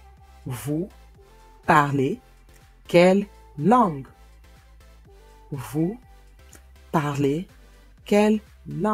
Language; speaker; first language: French; non-native, fluent; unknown